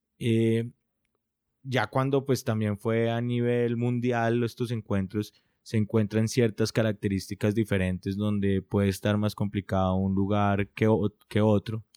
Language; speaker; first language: Spanish; native; Spanish